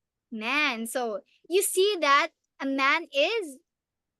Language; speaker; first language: English; non-native, local second language; Filipino